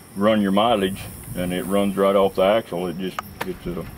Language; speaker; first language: English; native; English